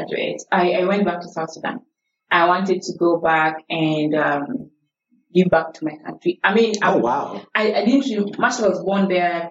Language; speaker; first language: English; non-native, local second language; Arabic